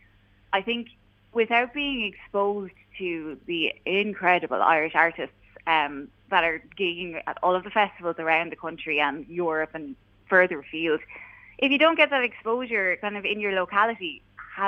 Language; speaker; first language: English; native; English